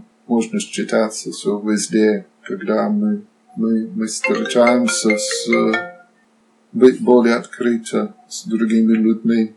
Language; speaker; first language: Russian; non-native, fluent; Slovak